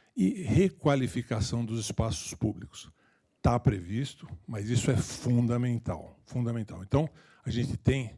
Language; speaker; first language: Portuguese; native; Portuguese